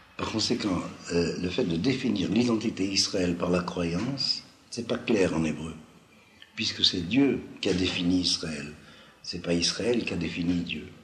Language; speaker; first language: French; non-native, local second language; Arabic